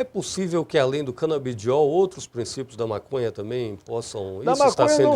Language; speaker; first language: Portuguese; native; Portuguese